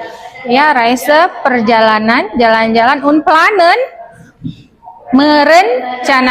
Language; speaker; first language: Indonesian; native; Indonesian